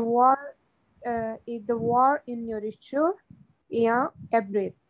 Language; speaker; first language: French; non-native, learner; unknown